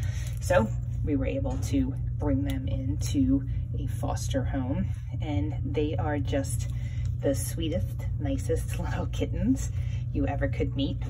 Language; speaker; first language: English; native; English